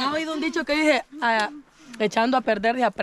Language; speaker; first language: Spanish; native; Spanish